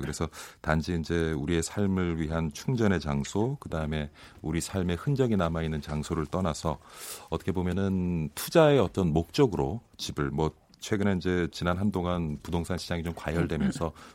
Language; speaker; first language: Korean; native; Korean